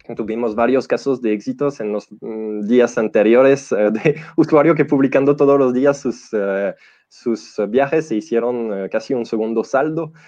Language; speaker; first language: Spanish; non-native, fluent; French